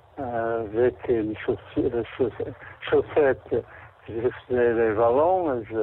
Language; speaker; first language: French; non-native, fluent; Portuguese